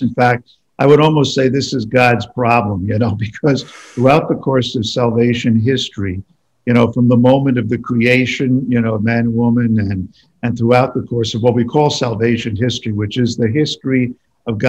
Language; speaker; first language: English; native; English